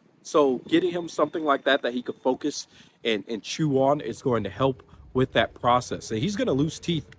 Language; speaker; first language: English; native; English